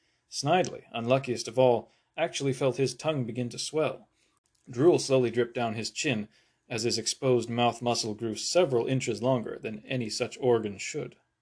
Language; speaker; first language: English; native; English